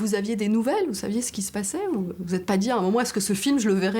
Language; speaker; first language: French; native; French